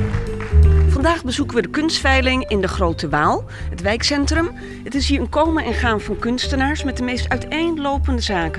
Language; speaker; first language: Dutch; native; Dutch